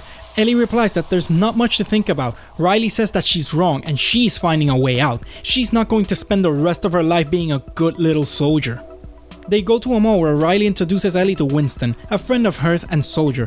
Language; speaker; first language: English; native; English